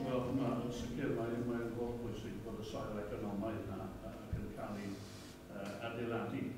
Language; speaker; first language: Welsh; native; Welsh